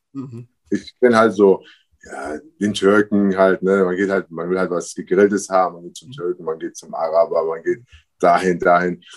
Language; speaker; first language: German; early bilingual, other home language; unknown